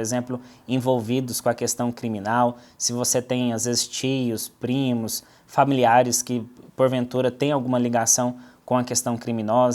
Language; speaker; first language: Portuguese; native; Portuguese